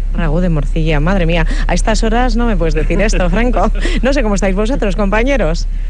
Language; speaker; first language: Spanish; native; Spanish